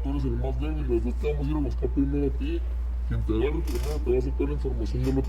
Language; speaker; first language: Spanish; native; Spanish